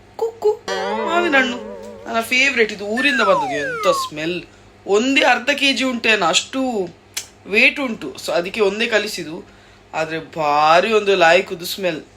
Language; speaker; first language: Kannada; non-native, local second language; Tulu